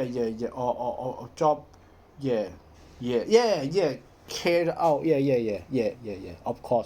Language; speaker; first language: English; non-native, learner; Cantonese